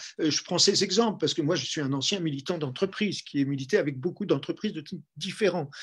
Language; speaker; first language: French; native; French